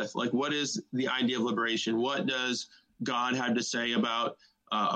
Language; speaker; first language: English; native; English